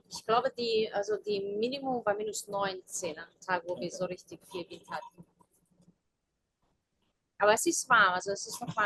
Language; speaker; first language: German; non-native, fluent; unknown